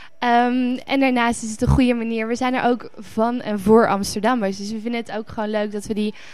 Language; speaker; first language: Dutch; native; Dutch